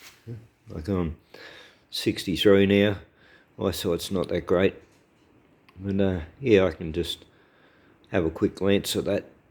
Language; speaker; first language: English; native; English